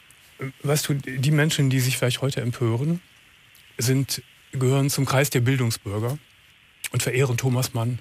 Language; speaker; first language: German; native; German